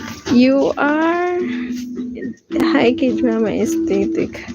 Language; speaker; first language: English; non-native, local second language; Filipino